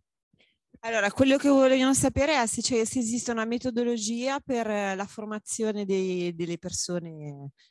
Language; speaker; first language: Italian; non-native, fluent; French